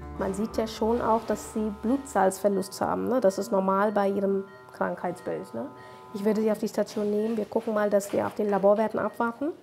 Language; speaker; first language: German; non-native, fluent; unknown